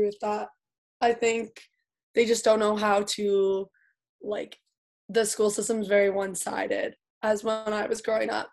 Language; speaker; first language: English; native; English